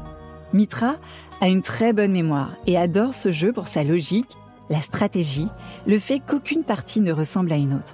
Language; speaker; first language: French; native; French